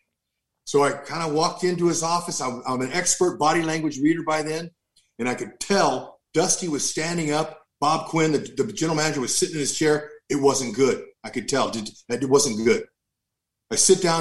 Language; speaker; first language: English; native; English